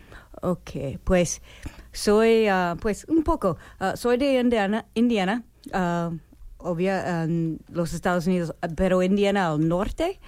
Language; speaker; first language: Spanish; non-native, learner; English